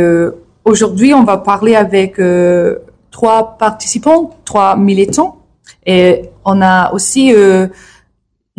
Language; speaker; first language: French; non-native, learner; English